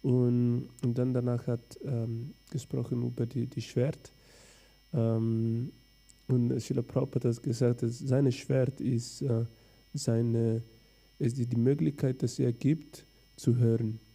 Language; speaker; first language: German; non-native, fluent; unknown